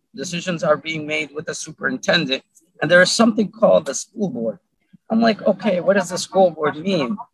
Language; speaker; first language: English; early bilingual, other home language; Arabic